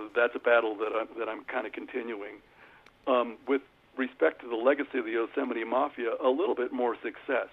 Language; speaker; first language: English; native; English